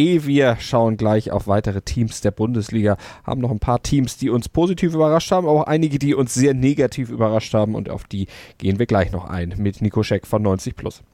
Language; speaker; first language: German; native; German